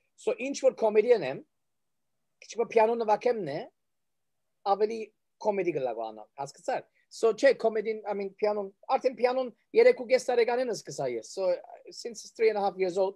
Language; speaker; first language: English; early bilingual, other home language; Armenian